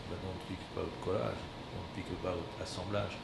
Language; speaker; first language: English; non-native, learner; French